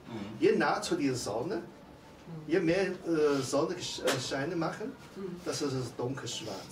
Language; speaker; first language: German; non-native, fluent; Chinese